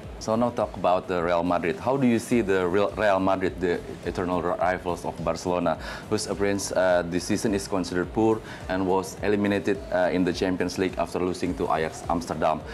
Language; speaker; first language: English; non-native, fluent; Indonesian